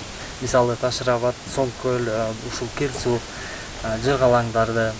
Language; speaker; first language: Kyrgyz; non-native, fluent; French